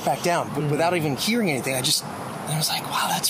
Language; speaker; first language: English; native; English